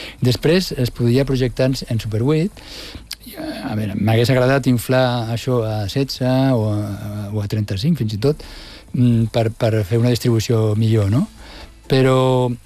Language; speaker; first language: Catalan; non-native, local second language; Spanish